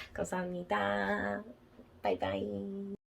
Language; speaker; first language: Korean; non-native, learner; English